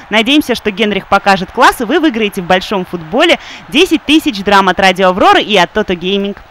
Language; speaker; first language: Russian; non-native, local second language; Armenian